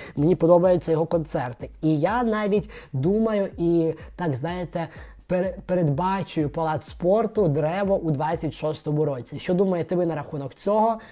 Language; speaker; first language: Ukrainian; non-native, local second language; Russian